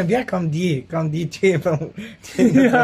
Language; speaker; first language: French; native; French